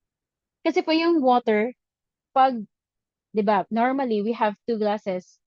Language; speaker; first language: Filipino; native; Filipino